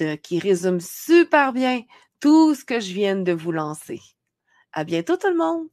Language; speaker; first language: French; native; French